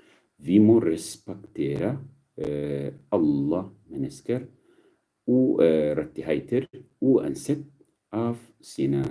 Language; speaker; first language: Norwegian; non-native, learner; Arabic